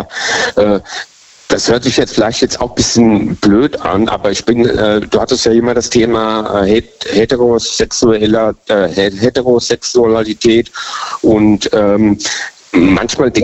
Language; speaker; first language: German; native; German